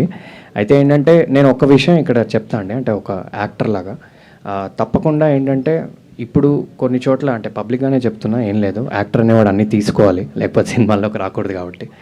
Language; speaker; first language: Telugu; native; Telugu